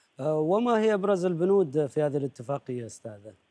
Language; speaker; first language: Arabic; native; Arabic